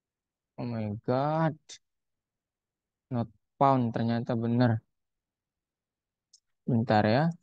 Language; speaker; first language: Indonesian; native; Indonesian